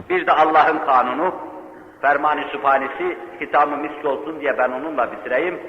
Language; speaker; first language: Turkish; native; Turkish